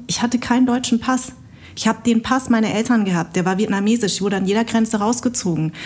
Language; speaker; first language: German; early bilingual, other home language; Vietnamese